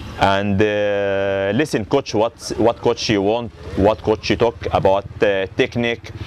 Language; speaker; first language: English; non-native, learner; Arabic